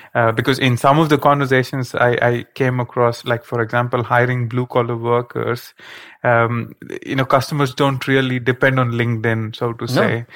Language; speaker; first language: English; non-native, local second language; Kannada